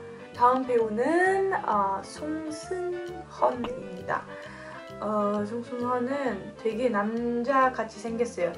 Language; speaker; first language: Korean; non-native, fluent; French